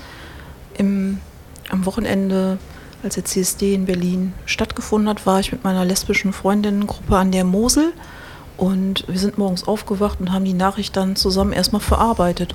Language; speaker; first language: German; native; German